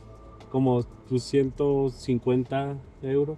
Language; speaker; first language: Spanish; native; Spanish